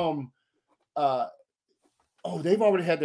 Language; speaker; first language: English; native; English